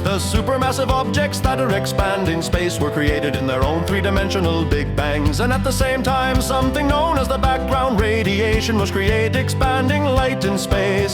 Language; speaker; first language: English; non-native, fluent; Finnish